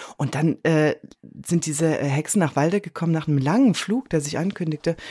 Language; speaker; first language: German; native; German